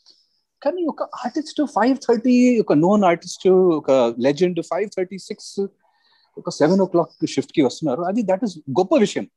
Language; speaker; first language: Telugu; non-native, local second language; Hindi